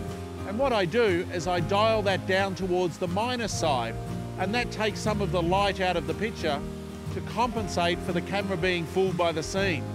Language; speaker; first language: English; native; English